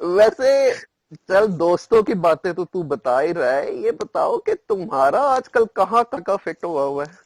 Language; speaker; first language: Urdu; non-native, local second language; Punjabi